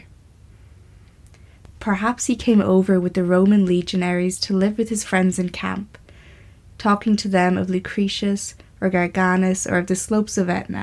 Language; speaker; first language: English; native; English